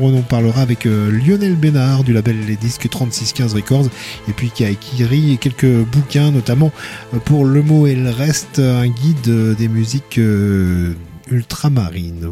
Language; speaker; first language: French; native; French